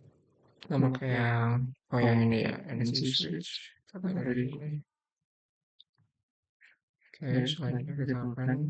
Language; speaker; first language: Indonesian; native; Indonesian